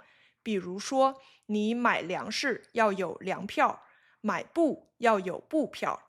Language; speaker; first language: Chinese; native; Chinese